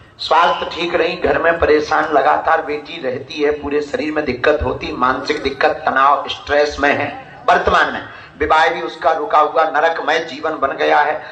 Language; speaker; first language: Hindi; native; Hindi